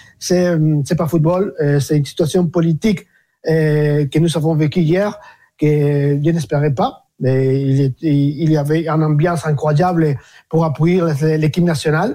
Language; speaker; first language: French; non-native, fluent; Spanish